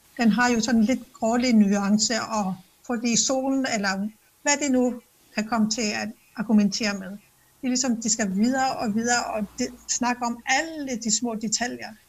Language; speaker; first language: Danish; non-native, local second language; Kalaallisut